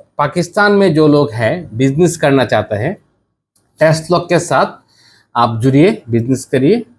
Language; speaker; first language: Hindi; non-native, learner; Bangla